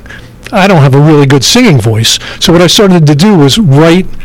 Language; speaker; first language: English; native; English